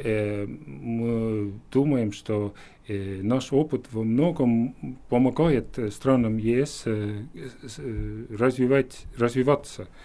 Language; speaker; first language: Russian; non-native, fluent; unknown